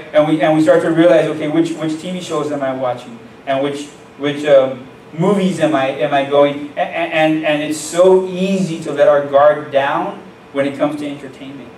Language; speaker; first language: English; native; English